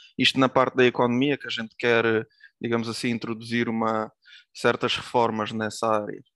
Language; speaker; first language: Portuguese; early bilingual, other home language; Ukrainian